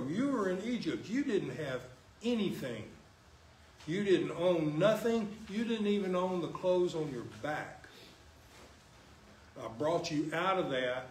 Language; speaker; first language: English; native; English